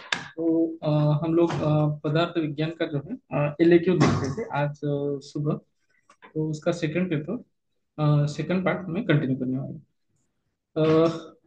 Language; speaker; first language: Hindi; non-native, local second language; Marathi